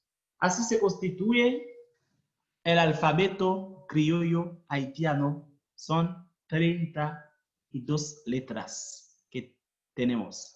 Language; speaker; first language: Spanish; non-native, fluent; Haitian Creole